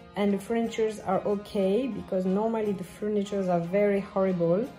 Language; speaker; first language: English; non-native, fluent; French